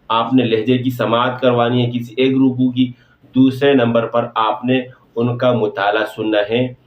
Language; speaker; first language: Urdu; non-native, local second language; Pashto